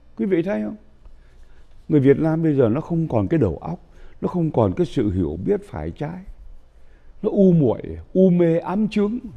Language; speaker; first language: Vietnamese; native; Vietnamese